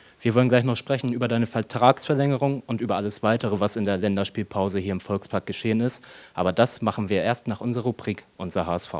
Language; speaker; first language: German; native; German